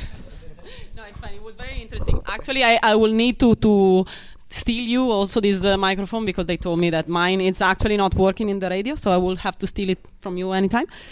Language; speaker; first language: English; non-native, fluent; Italian